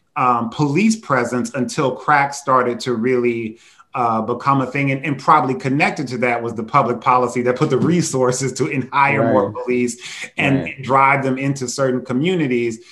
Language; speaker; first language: English; native; English